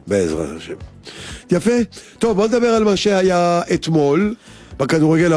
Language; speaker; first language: Hebrew; native; Hebrew